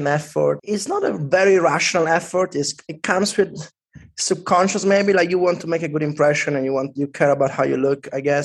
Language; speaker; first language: English; non-native, fluent; Italian